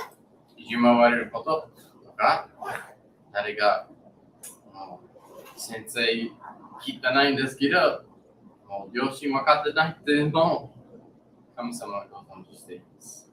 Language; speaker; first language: Japanese; non-native, learner; English